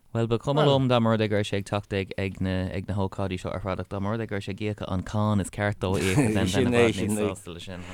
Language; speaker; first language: Irish; native; Irish